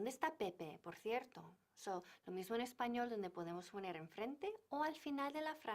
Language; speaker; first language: Spanish; non-native, fluent; English